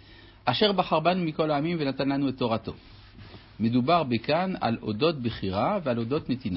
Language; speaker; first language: Hebrew; native; Hebrew